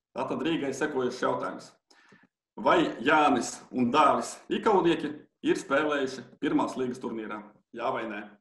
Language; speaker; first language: Latvian; non-native, local second language; Russian